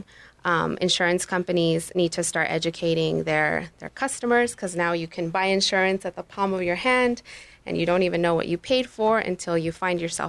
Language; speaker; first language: English; non-native, fluent; Spanish